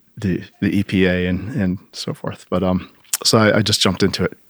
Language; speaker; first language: English; native; English